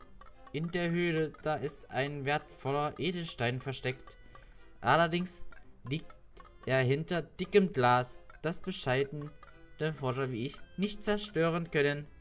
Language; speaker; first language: German; native; German